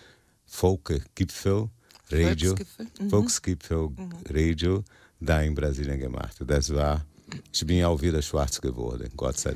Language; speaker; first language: German; non-native, learner; Portuguese